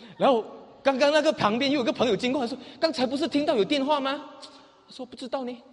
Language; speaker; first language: Chinese; native; Chinese